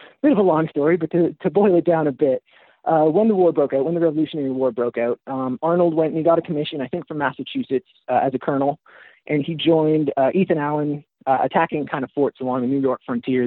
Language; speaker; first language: English; native; English